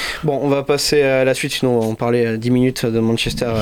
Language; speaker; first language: French; native; French